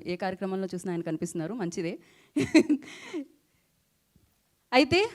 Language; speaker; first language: Telugu; native; Telugu